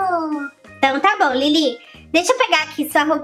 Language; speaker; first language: Portuguese; native; Portuguese